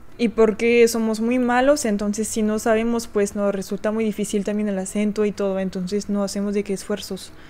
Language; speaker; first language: Spanish; non-native, fluent; French